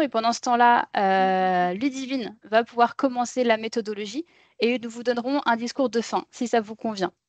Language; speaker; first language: French; native; French